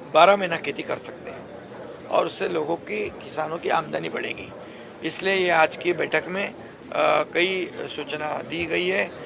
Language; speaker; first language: Hindi; non-native, local second language; Marathi